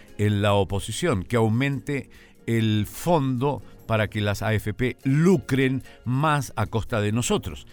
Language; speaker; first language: Spanish; native; Spanish